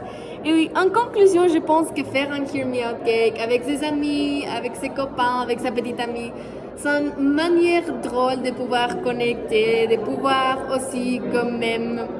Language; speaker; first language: French; non-native, fluent; Spanish